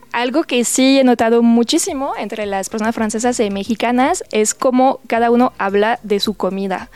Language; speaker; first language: Spanish; non-native, fluent; French